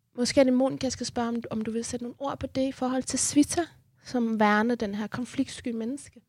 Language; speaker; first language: Danish; early bilingual, other home language; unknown